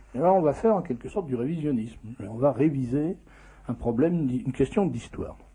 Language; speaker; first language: French; native; French